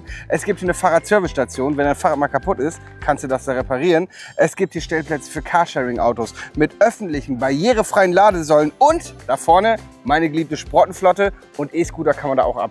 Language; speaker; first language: German; native; German